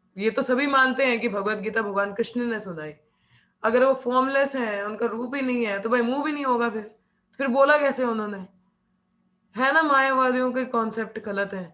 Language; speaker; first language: Hindi; non-native, local second language; Punjabi